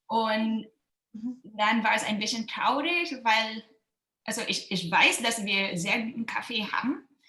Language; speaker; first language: German; non-native, learner; Filipino